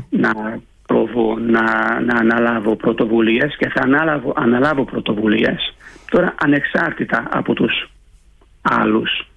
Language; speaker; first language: Greek; early bilingual, heritage; Greek